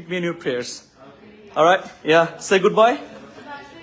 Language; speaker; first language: English; non-native, fluent; Bangla